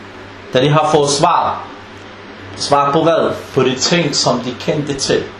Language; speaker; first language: Danish; non-native, fluent; Arabic